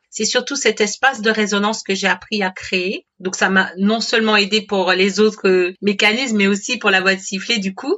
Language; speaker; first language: French; native; French